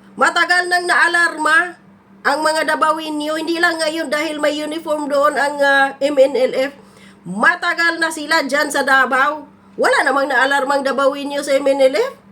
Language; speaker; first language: Filipino; non-native, local second language; Cebuano